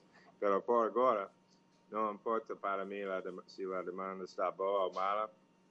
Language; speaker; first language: Portuguese; non-native, fluent; English